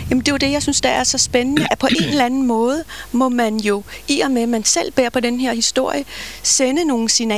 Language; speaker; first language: Danish; native; Danish